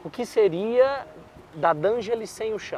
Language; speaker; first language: Portuguese; native; Portuguese